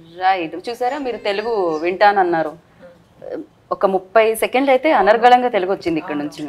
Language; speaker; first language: Telugu; native; Telugu